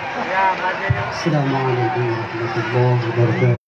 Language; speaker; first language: Indonesian; native; Indonesian